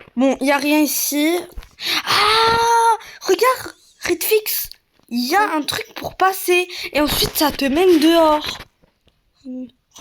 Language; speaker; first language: French; native; French